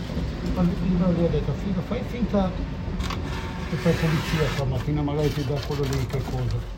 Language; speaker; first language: Italian; non-native, learner; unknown